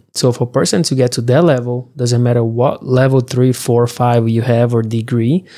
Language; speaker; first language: English; early bilingual, other home language; Portuguese